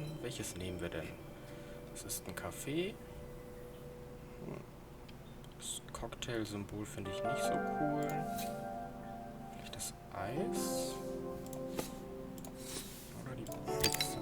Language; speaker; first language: German; native; German